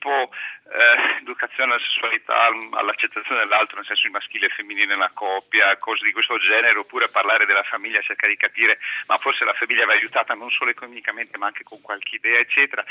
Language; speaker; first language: Italian; native; Italian